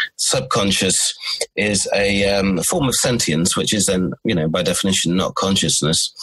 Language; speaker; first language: English; native; English